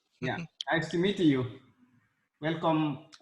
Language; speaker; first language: English; non-native, learner; Arabic